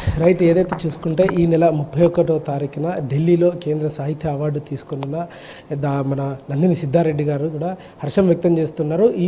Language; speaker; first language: Telugu; native; Telugu